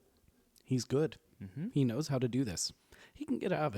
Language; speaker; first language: English; native; English